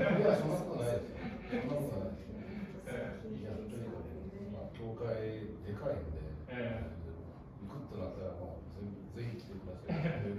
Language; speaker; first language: Japanese; non-native, fluent; Portuguese